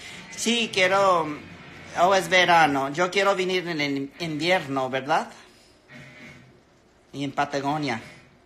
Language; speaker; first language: Spanish; non-native, learner; English